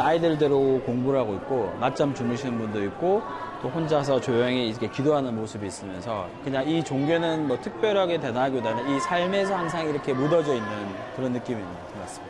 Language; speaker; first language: Korean; native; Korean